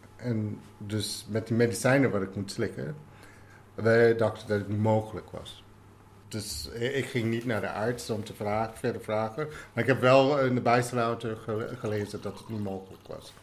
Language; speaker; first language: Dutch; non-native, fluent; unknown